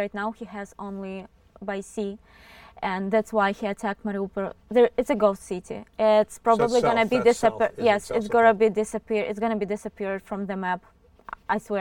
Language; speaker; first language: English; non-native, fluent; Ukrainian